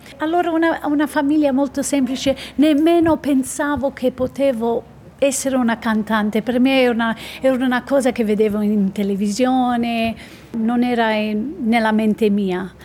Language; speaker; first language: Italian; early bilingual, heritage; Italian